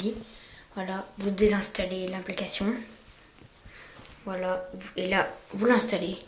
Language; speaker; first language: French; native; French